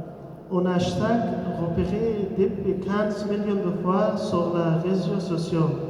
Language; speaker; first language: French; non-native, learner; Persian